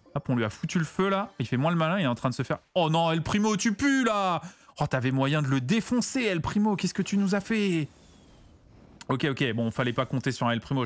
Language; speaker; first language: French; native; French